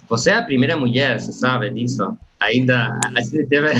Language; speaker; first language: Portuguese; non-native, learner; Spanish